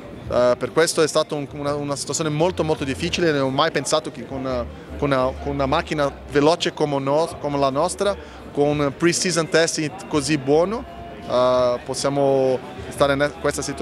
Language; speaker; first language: Italian; non-native, learner; Portuguese